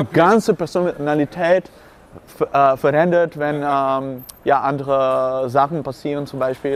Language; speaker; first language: German; non-native, learner; Dutch